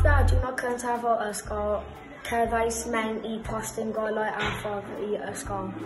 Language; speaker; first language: Welsh; non-native, local second language; English